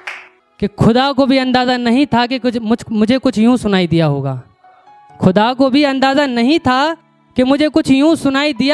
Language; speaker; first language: Hindi; native; Hindi